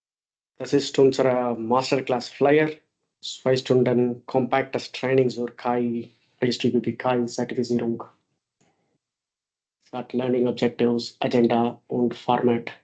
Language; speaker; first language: German; non-native, fluent; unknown